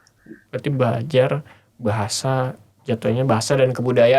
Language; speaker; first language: Indonesian; native; Indonesian